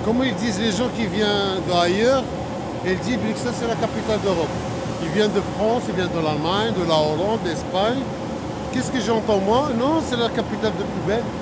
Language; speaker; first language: French; native; French